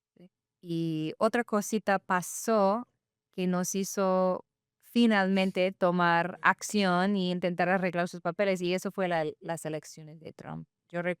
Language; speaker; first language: Spanish; non-native, fluent; English